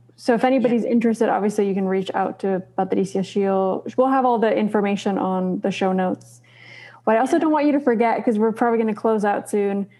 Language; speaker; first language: English; native; English